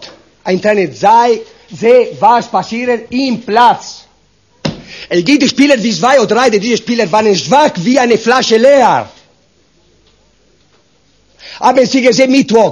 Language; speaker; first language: German; non-native, learner; Italian